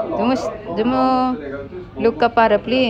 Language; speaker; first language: Norwegian; non-native, learner; Filipino